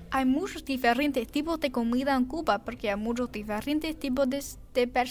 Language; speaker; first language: Spanish; non-native, learner; English